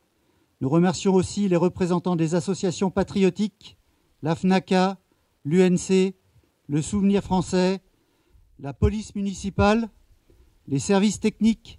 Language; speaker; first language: French; native; French